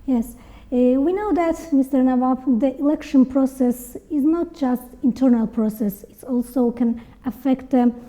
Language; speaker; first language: English; non-native, learner; Azerbaijani